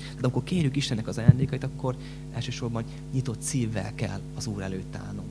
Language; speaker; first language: Hungarian; native; Hungarian